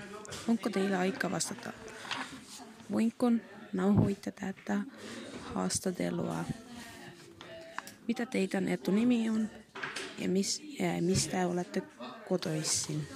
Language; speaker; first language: Finnish; non-native, learner; Estonian